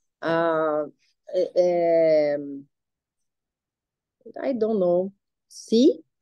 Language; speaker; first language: English; non-native, learner; Portuguese